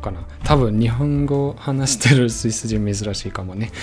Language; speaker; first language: Japanese; non-native, fluent; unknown